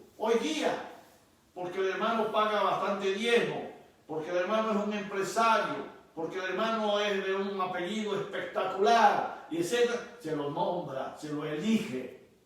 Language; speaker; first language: Spanish; native; Spanish